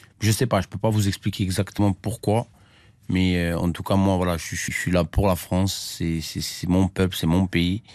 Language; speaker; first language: French; early bilingual, other home language; Armenian